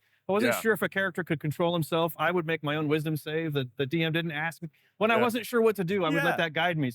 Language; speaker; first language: English; native; English